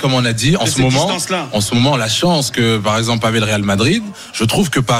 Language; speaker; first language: French; native; French